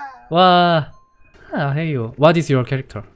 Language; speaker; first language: English; non-native, learner; Korean